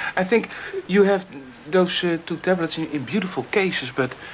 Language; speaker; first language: English; non-native, learner; Dutch